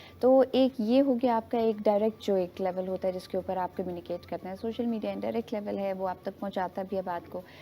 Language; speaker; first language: Urdu; native; Urdu